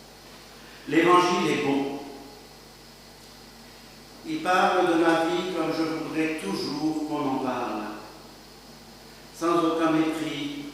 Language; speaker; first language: French; native; French